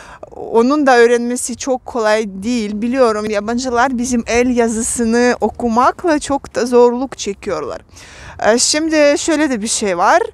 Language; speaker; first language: Turkish; non-native, fluent; Russian